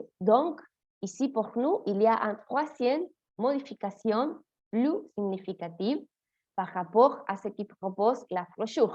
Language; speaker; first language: French; non-native, fluent; Spanish